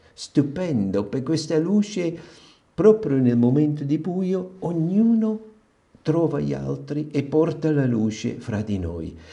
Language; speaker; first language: Italian; non-native, fluent; German